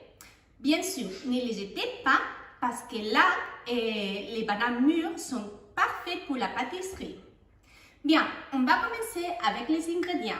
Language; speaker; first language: French; non-native, fluent; Spanish